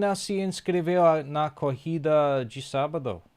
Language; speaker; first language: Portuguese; non-native, learner; English